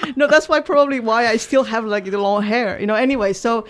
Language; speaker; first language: English; non-native, fluent; Chinese